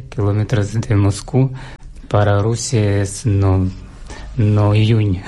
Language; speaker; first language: Catalan; non-native, learner; Russian